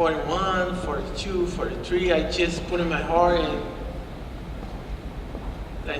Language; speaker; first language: English; non-native, learner; Portuguese